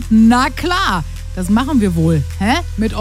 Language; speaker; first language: German; native; German